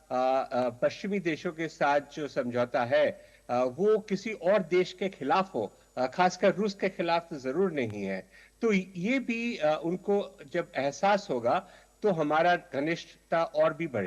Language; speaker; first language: Hindi; native; Hindi